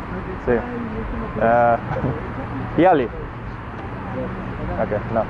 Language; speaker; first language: Spanish; non-native, learner; English